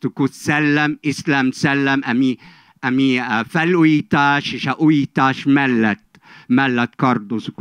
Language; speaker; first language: Hungarian; non-native, fluent; Arabic